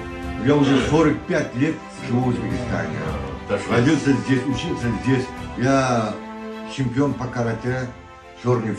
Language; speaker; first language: Russian; non-native, local second language; Tajik